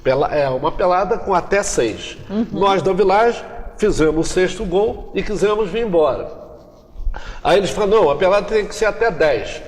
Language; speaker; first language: Portuguese; native; Portuguese